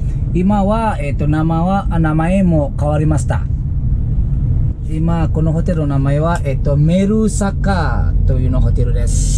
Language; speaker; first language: Japanese; non-native, fluent; Indonesian